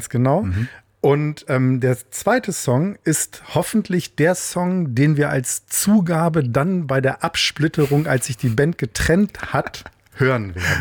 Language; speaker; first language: German; native; German